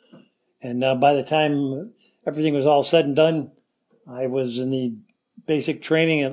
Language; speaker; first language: English; native; English